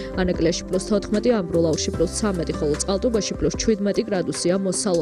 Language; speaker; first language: Georgian; native; Georgian